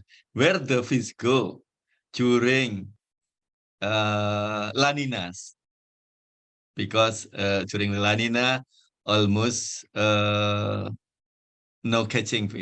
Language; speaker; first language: English; non-native, fluent; Indonesian